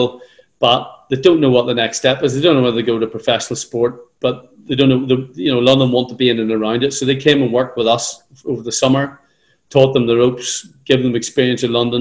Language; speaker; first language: English; native; English